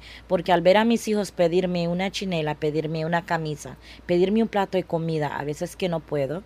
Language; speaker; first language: Spanish; non-native, local second language; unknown